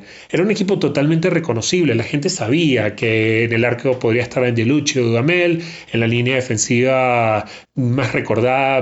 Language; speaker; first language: Spanish; native; Spanish